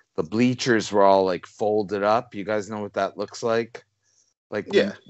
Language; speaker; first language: English; native; English